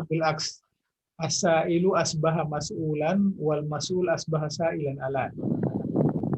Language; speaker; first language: Arabic; non-native, fluent; Indonesian